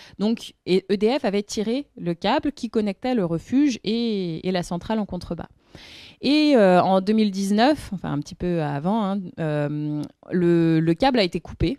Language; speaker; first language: French; native; French